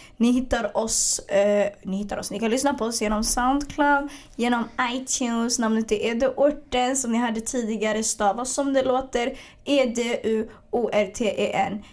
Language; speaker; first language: Swedish; early bilingual, other home language; Arabic